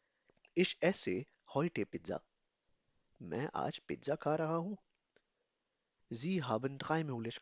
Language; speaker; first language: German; non-native, fluent; Urdu